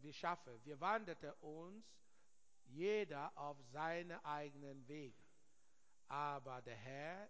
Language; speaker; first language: German; non-native, learner; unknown